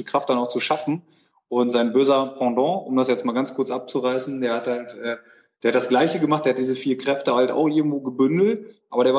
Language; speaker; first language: German; native; German